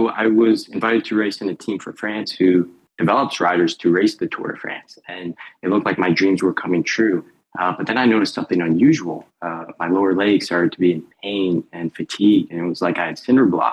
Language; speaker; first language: English; native; English